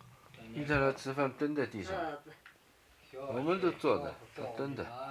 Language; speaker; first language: Chinese; native; Chinese